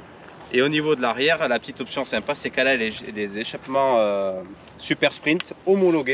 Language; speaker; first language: French; native; French